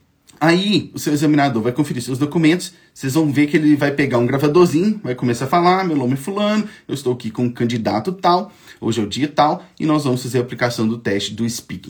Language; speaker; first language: Portuguese; native; Portuguese